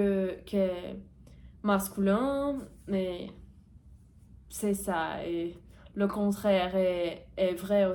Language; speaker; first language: French; non-native, learner; Portuguese